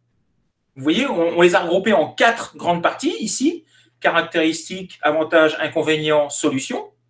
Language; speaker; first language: French; native; French